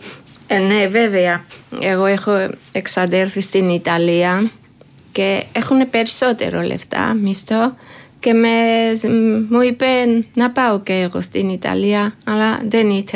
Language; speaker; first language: Greek; non-native, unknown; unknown